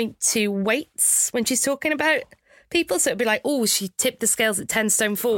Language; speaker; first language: English; native; English